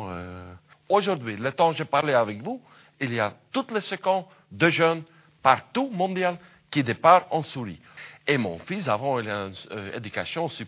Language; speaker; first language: French; non-native, learner; Dutch